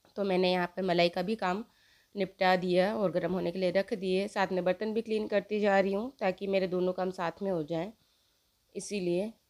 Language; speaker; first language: Hindi; native; Hindi